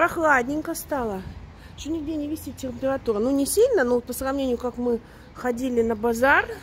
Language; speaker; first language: Russian; native; Russian